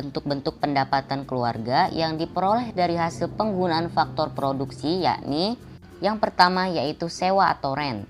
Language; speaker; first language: Indonesian; native; Indonesian